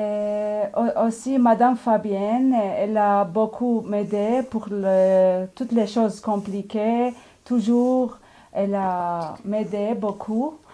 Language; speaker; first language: French; non-native, learner; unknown